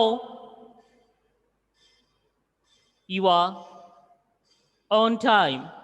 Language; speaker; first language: English; non-native, local second language; Hindi